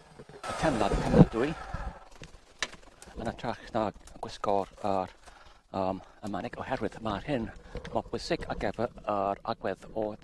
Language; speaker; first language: Welsh; non-native, learner; English